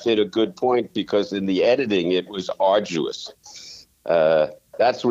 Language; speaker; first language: English; native; English